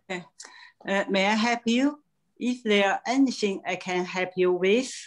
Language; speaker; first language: English; non-native, learner; Chinese